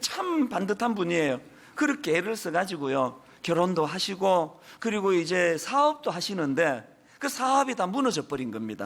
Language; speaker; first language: Korean; native; Korean